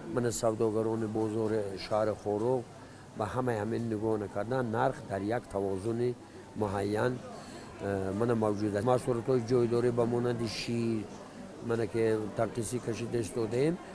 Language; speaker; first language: Tajik; native; Tajik